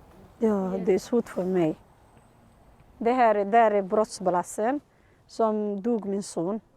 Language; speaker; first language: Swedish; non-native, learner; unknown